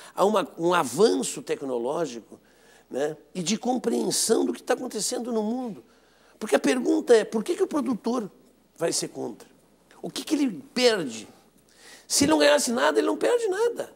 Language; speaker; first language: Portuguese; native; Portuguese